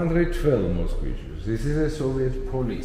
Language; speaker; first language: English; non-native, learner; Georgian